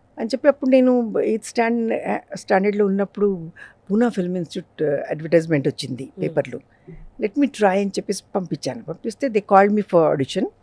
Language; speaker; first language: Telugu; non-native, local second language; Urdu